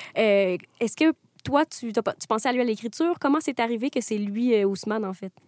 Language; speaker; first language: French; native; French